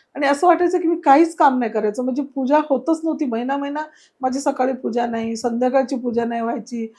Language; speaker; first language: Marathi; non-native, local second language; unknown